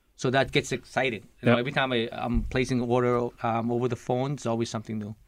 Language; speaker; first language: English; early bilingual, other home language; Lao